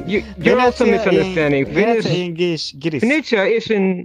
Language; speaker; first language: English; non-native, fluent; Dutch